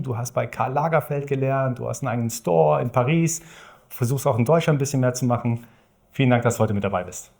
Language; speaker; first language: German; native; German